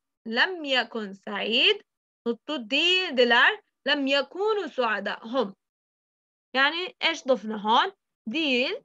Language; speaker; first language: Arabic; native; Arabic